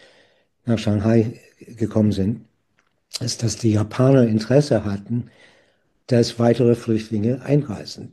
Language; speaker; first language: German; non-native, fluent; English